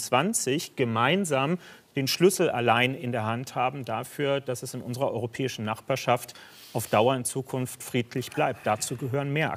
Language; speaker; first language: German; native; German